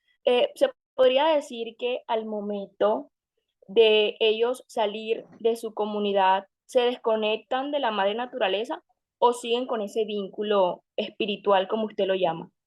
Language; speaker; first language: Spanish; native; Spanish